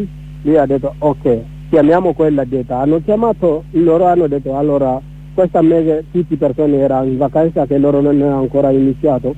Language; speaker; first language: Italian; non-native, learner; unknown